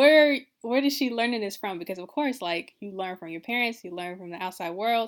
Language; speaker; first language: English; native; English